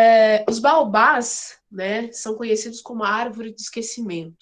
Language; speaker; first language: Portuguese; native; Portuguese